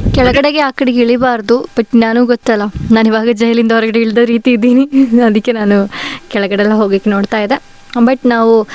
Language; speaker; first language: Kannada; non-native, local second language; Malayalam